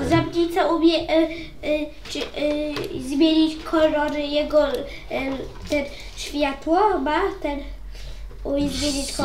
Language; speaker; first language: Polish; early bilingual, heritage; Polish